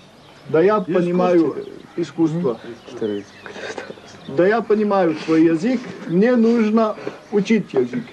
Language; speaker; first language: Russian; non-native, learner; French